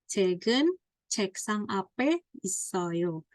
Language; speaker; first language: Korean; non-native, fluent; Indonesian